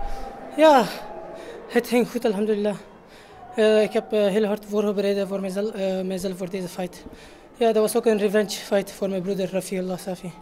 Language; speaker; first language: Dutch; non-native, learner; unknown